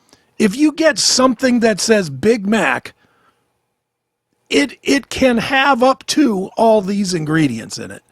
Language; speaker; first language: English; native; English